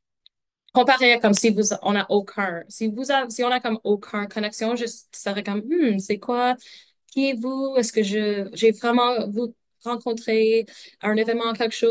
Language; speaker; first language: French; non-native, local second language; English